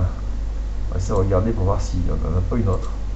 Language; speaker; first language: French; native; French